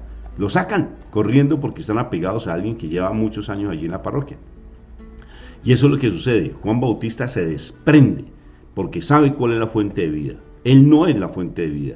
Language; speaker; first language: Spanish; native; Spanish